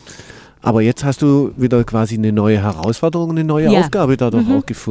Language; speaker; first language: German; native; German